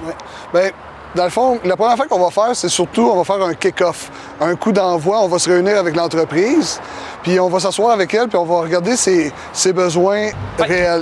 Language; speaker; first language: French; native; French